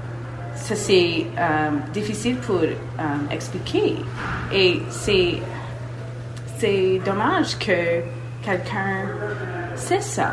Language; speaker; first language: French; non-native, local second language; English